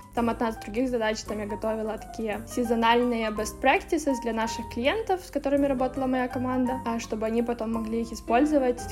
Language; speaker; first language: Russian; non-native, local second language; Ukrainian